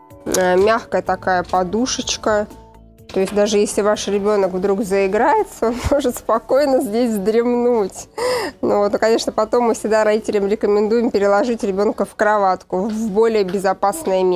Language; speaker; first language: Russian; native; Russian